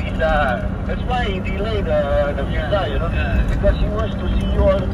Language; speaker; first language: English; non-native, learner; Indonesian